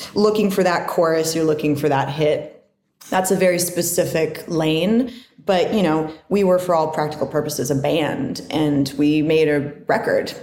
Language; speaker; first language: English; native; English